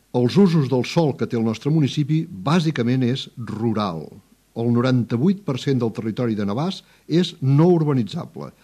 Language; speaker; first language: Catalan; native; Catalan